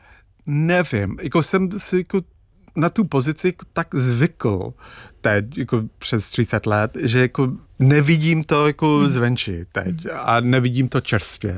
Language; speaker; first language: Czech; non-native, fluent; English